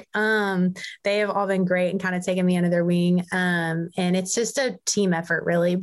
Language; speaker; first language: English; native; English